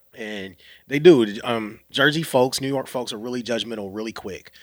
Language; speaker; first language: English; native; English